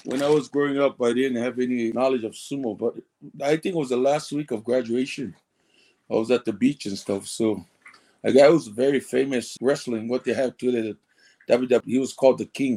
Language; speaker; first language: English; early bilingual, other home language; Samoan